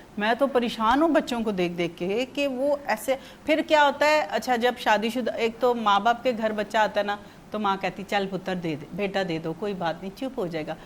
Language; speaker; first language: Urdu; non-native, local second language; Punjabi